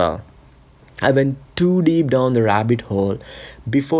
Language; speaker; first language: English; non-native, local second language; Telugu